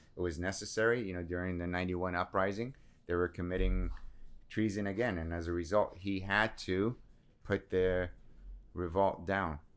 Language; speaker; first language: English; early bilingual, other home language; Assyrian Neo-Aramaic